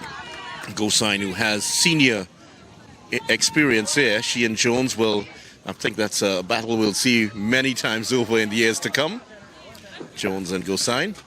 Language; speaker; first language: English; native; English